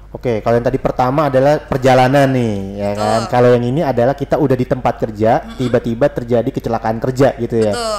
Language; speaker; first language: Indonesian; native; Indonesian